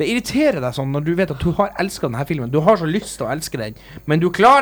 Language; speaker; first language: Norwegian; native; Norwegian